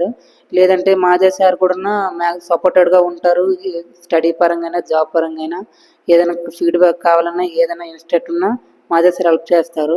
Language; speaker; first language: Telugu; native; Telugu